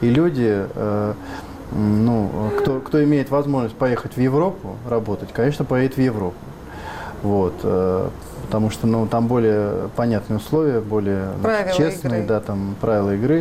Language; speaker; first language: Russian; native; Russian